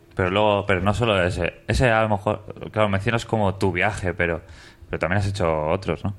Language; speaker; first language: Spanish; native; Spanish